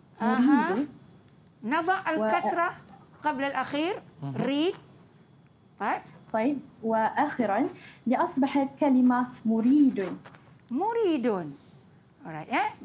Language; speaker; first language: Arabic; non-native, fluent; Malay